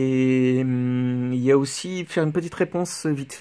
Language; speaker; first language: French; native; French